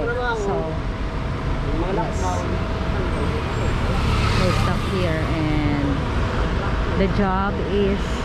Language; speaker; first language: English; non-native, local second language; Filipino